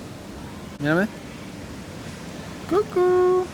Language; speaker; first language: French; native; French